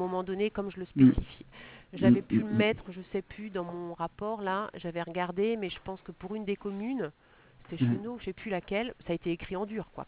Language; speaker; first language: French; native; French